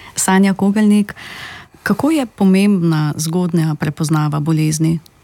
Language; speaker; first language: Slovenian; native; Slovenian